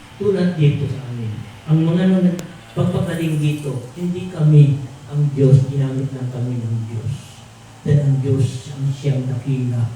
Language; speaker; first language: Filipino; non-native, local second language; Tausug